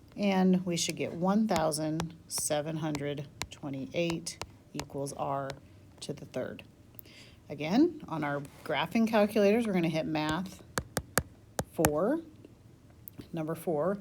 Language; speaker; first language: English; native; English